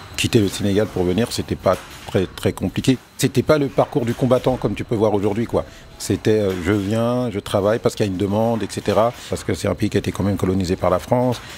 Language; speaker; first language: French; early bilingual, other home language; Wolof